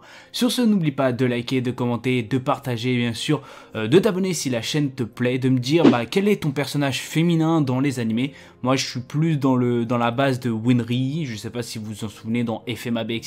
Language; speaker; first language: French; native; French